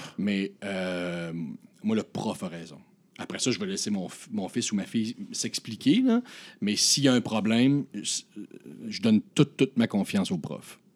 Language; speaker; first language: French; native; French